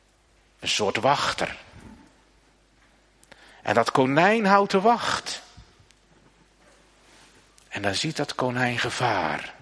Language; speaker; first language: Dutch; native; Dutch